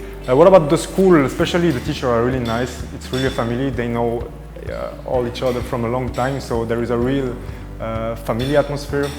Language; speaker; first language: English; non-native, fluent; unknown